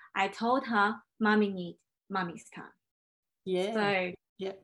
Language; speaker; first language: English; non-native, fluent; Chinese